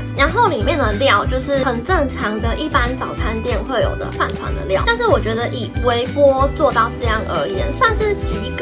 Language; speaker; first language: Chinese; native; Chinese